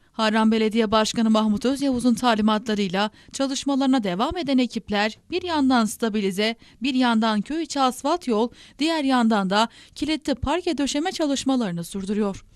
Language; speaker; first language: Turkish; native; Turkish